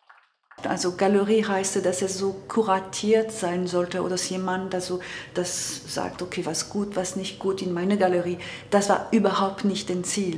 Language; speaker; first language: German; non-native, fluent; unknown